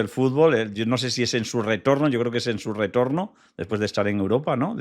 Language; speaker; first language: Spanish; native; Spanish